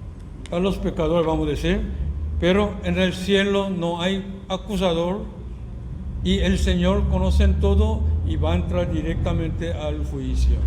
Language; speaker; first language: Spanish; non-native, fluent; Korean